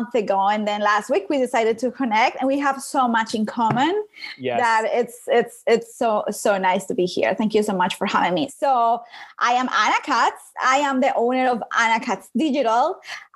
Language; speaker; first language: English; non-native, fluent; Spanish